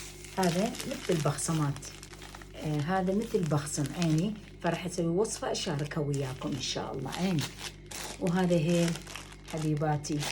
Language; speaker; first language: Arabic; native; Arabic